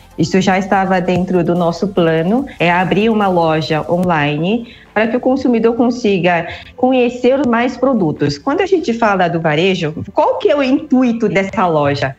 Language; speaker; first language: Portuguese; non-native, fluent; Korean